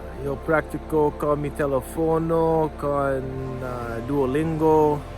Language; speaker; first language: Spanish; non-native, learner; English